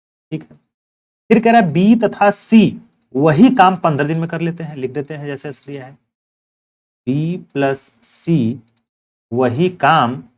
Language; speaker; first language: Hindi; native; Hindi